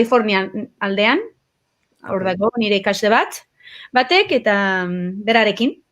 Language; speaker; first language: Basque; early bilingual, heritage; English